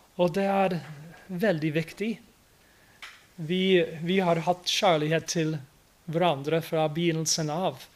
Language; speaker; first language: Norwegian; non-native, fluent; English